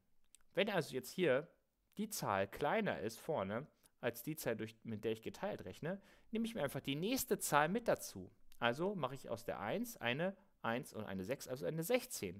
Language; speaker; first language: German; native; German